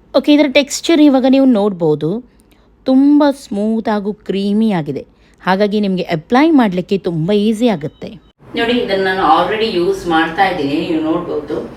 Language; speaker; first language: Kannada; native; Kannada